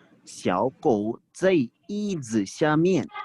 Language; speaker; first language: Chinese; non-native, fluent; Hindi